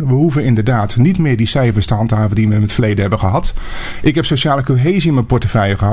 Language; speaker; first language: Dutch; native; Dutch